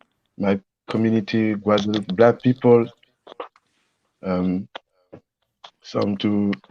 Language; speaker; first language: English; non-native, learner; French